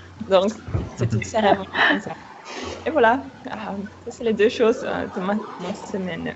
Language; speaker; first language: French; non-native, fluent; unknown